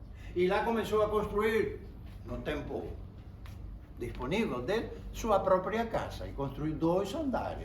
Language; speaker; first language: Portuguese; non-native, fluent; Spanish